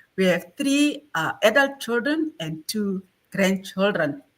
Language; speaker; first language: English; non-native, local second language; Afrikaans